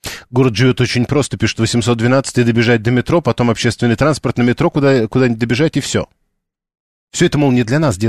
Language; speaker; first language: Russian; native; Russian